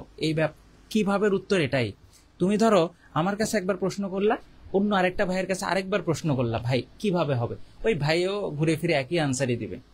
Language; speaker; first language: Bangla; native; Bangla